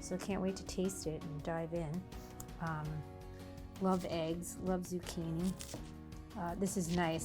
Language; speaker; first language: English; native; English